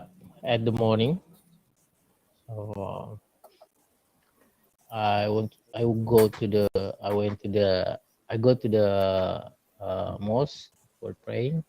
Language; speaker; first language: English; non-native, learner; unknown